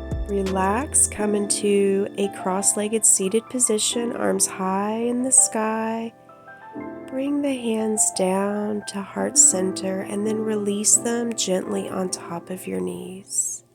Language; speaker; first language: English; native; English